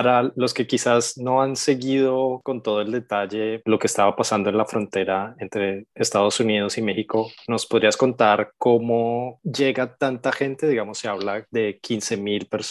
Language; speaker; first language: Spanish; native; Spanish